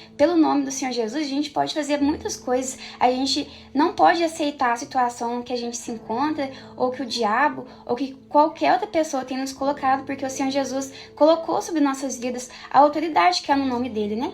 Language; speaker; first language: Portuguese; native; Portuguese